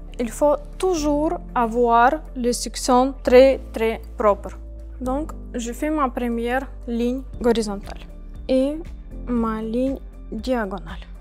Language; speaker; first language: French; non-native, learner; Ukrainian